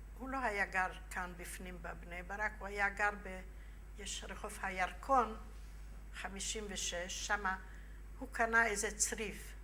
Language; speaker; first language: Hebrew; non-native, fluent; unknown